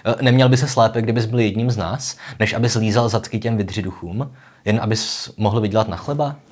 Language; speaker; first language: Czech; native; Czech